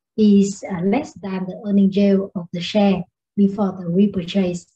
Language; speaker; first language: English; non-native, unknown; Vietnamese